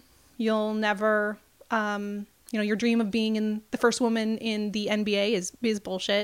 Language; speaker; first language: English; native; English